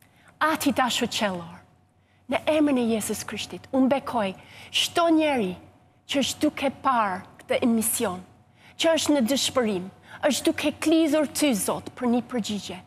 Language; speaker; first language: Albanian; non-native, fluent; English